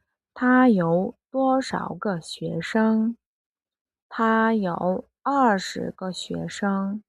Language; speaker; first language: Chinese; non-native, fluent; Mongolian